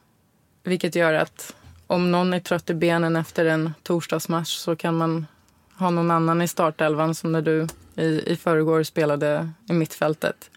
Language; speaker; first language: Swedish; native; Swedish